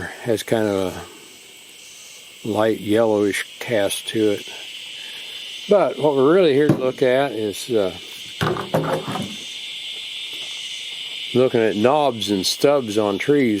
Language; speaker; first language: English; native; English